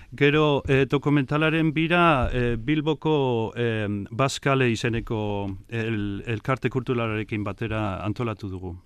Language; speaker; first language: Basque; non-native, fluent; German